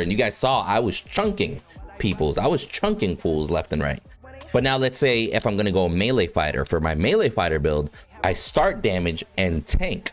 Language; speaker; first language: English; native; English